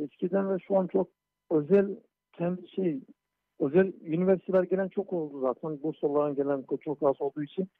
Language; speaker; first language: Turkish; non-native, fluent; Somali